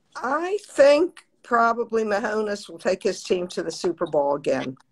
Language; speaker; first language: English; native; English